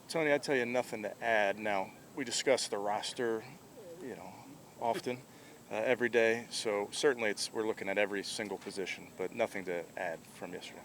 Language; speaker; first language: English; native; English